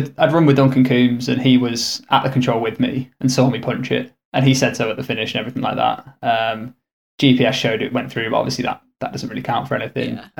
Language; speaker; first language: English; native; English